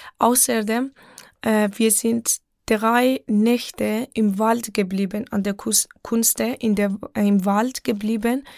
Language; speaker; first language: German; non-native, fluent; Persian